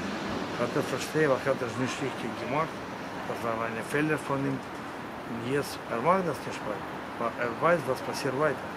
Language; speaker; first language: German; non-native, learner; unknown